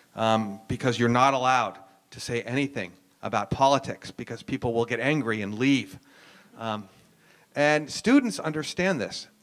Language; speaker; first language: English; native; English